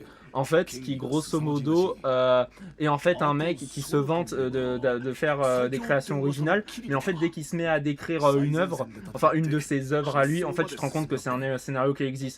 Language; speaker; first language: French; native; French